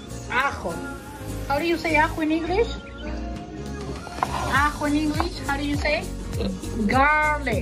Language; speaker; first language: English; non-native, learner; Spanish